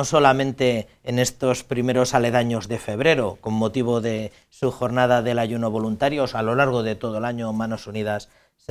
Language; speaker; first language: Spanish; native; Spanish